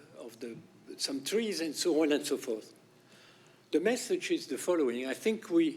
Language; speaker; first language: English; non-native, fluent; French